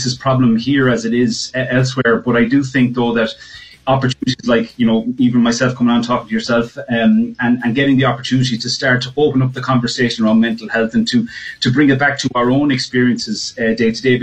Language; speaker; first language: English; native; English